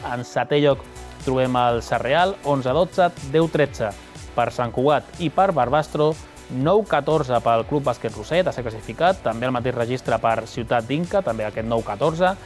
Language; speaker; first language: Catalan; native; Catalan